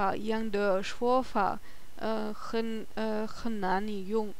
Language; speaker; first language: Chinese; non-native, learner; German